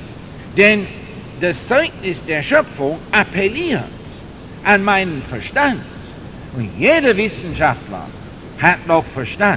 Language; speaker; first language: German; non-native, fluent; English